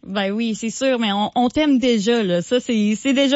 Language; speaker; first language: French; native; French